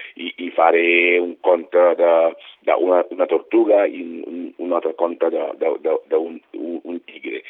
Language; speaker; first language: Catalan; non-native, fluent; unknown